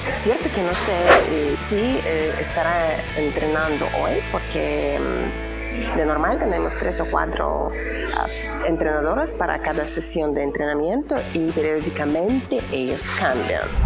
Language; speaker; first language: Spanish; non-native, learner; Russian